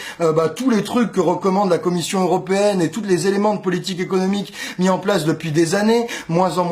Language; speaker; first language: French; native; French